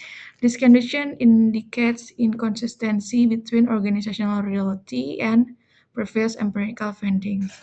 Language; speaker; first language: English; non-native, learner; Indonesian